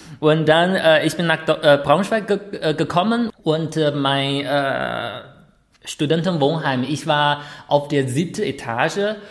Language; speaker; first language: German; non-native, fluent; Chinese